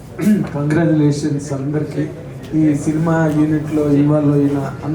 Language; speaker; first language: Telugu; native; Telugu